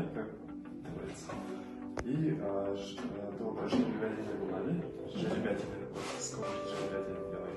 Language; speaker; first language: Russian; non-native, learner; Mongolian